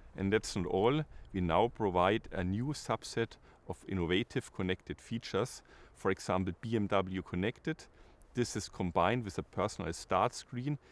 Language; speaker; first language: English; non-native, fluent; German